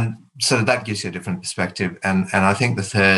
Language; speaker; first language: English; non-native, local second language; Tamil